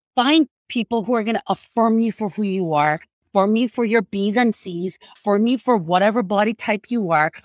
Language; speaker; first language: English; non-native, fluent; Korean